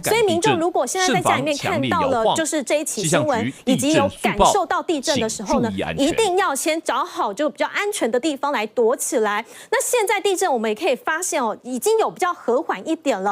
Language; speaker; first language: Chinese; native; Chinese